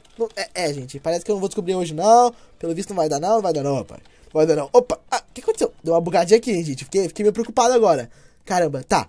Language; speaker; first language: Portuguese; native; Portuguese